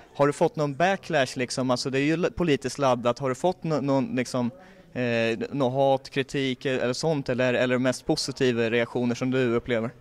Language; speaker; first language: Swedish; native; Swedish